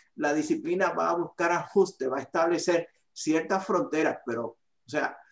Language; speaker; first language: Spanish; native; Spanish